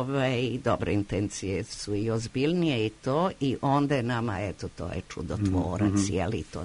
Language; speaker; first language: Croatian; native; Croatian